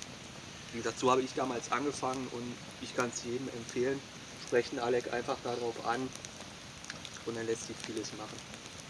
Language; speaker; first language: German; native; German